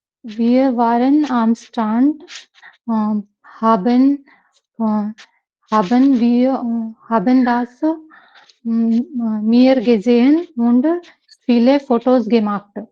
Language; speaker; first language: German; non-native, learner; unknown